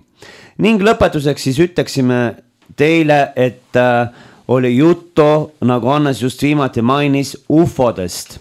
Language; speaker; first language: Estonian; native; Estonian